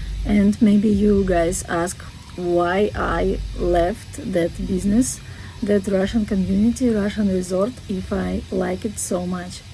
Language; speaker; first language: English; non-native, fluent; Russian